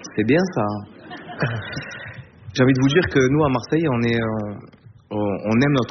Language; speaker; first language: French; native; French